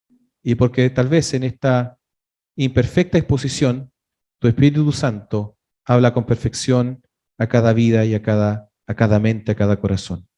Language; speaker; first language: Spanish; native; Spanish